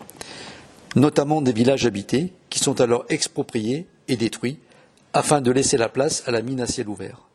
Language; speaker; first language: French; native; French